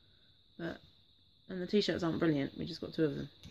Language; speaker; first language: English; native; English